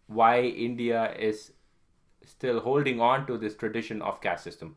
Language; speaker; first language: English; non-native, local second language; Tamil